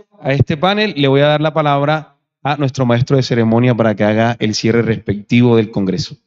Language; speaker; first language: Spanish; native; Spanish